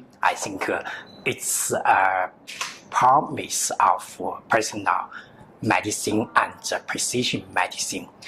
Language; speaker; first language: English; non-native, learner; Chinese